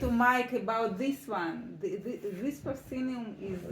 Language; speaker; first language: English; non-native, learner; Russian